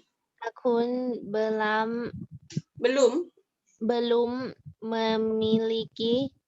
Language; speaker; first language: Indonesian; non-native, learner; Thai